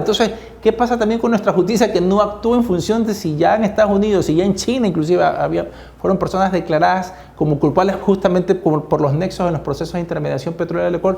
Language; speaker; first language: Spanish; native; Spanish